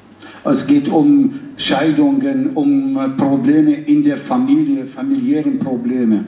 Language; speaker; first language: German; non-native, fluent; Arabic